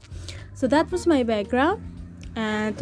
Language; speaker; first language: English; non-native, fluent; Indonesian